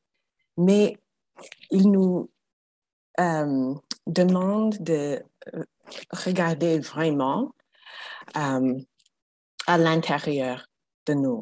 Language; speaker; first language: French; non-native, fluent; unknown